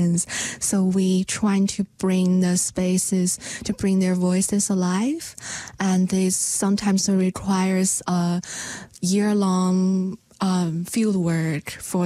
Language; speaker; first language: English; non-native, learner; Chinese